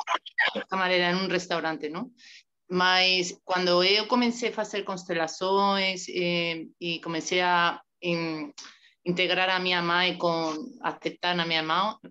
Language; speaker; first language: Portuguese; non-native, learner; Spanish